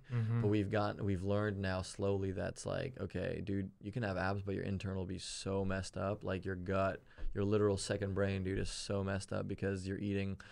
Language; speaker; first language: English; early bilingual, other home language; German